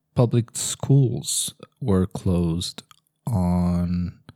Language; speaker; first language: English; non-native, fluent; Portuguese